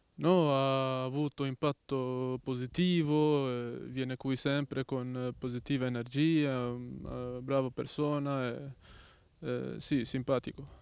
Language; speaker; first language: Italian; non-native, learner; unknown